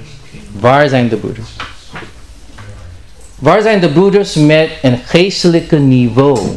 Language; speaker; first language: Dutch; non-native, learner; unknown